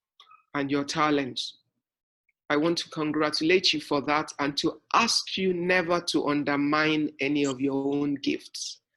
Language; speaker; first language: English; non-native, local second language; Yoruba